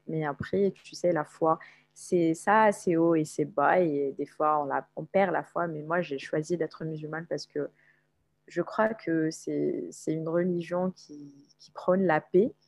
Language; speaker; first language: French; non-native, local second language; Arabic